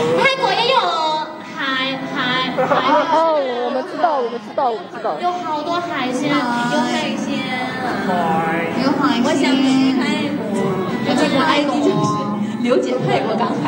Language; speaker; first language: Chinese; non-native, fluent; Thai